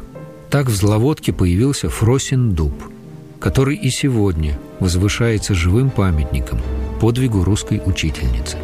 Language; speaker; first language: Russian; native; Russian